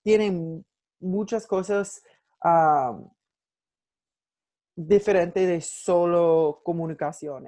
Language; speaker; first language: Spanish; non-native, learner; English